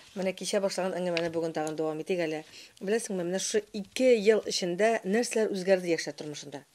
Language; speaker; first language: Tatar; native; Tatar